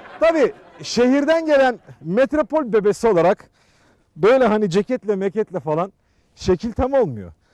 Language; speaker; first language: Turkish; native; Turkish